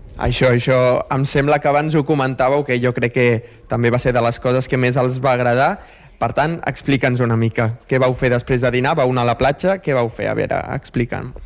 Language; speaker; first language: Catalan; native; Catalan